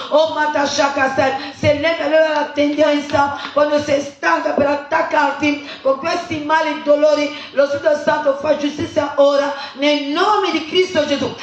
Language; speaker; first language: Italian; non-native, fluent; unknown